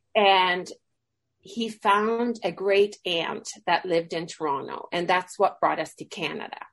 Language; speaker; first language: English; early bilingual, other home language; Swedish